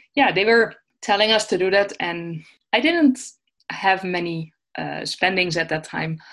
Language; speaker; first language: English; non-native, fluent; Dutch